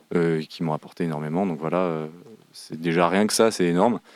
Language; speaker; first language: French; native; French